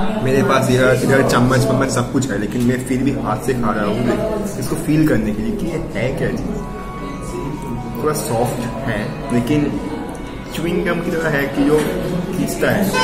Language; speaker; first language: Hindi; non-native, local second language; Bangla